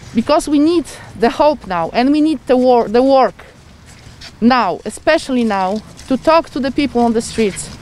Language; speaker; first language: English; non-native, fluent; Polish